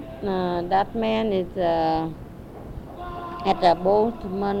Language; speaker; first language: English; non-native, learner; Vietnamese